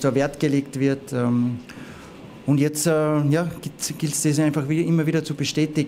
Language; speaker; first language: German; native; German